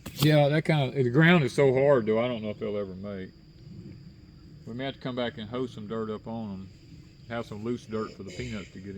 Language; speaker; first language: English; native; English